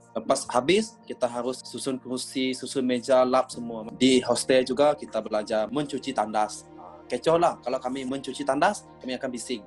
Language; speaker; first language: Malay; non-native, local second language; Iban